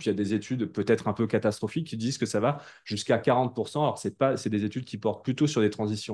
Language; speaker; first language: French; native; French